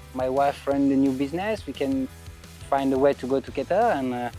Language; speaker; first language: English; non-native, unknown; French